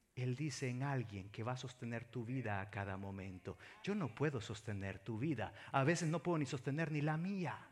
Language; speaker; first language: Spanish; native; Spanish